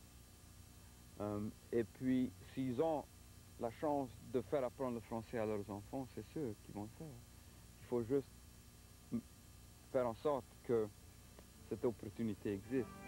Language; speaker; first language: French; native; French